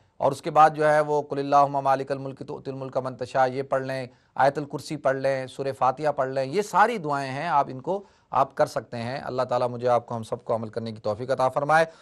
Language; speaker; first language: Urdu; native; Urdu